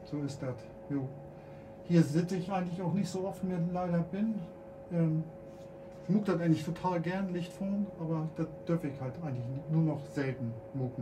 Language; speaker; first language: German; native; German